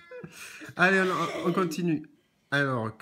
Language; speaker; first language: French; native; French